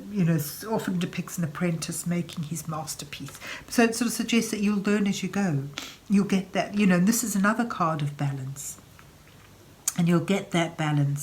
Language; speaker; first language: English; native; English